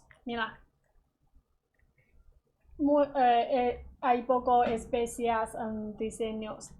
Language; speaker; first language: Spanish; non-native, learner; Chinese